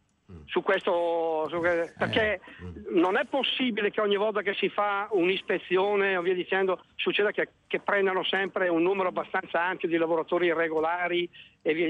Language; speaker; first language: Italian; native; Italian